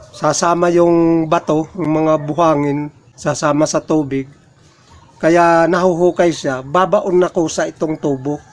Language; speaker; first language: Filipino; non-native, local second language; Cebuano